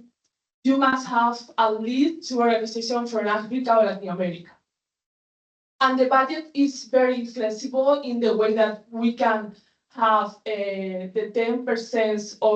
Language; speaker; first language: English; non-native, fluent; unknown